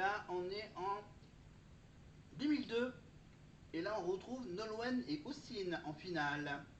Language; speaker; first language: French; native; French